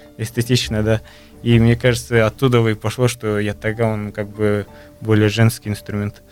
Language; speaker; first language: Russian; non-native, local second language; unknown